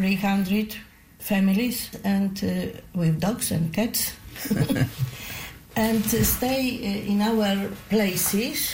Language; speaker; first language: English; non-native, learner; Polish